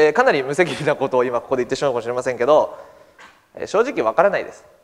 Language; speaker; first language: Japanese; native; Japanese